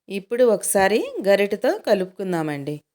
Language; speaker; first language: Telugu; native; Telugu